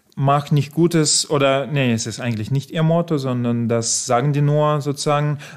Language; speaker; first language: German; non-native, fluent; Russian